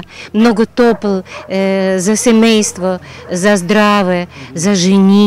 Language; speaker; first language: Bulgarian; non-native, learner; Russian